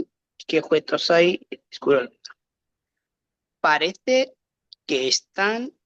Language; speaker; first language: Spanish; non-native, learner; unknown